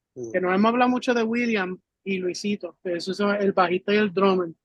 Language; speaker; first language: Spanish; early bilingual, heritage; Spanish